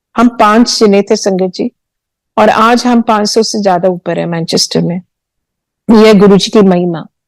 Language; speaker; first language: Hindi; early bilingual, heritage; Hindi